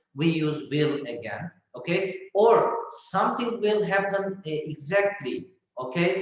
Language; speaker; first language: English; non-native, fluent; Turkish